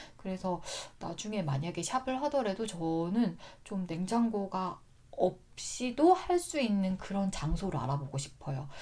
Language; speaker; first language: Korean; native; Korean